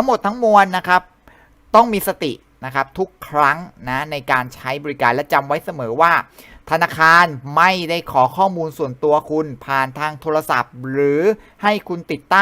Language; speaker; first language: Thai; native; Thai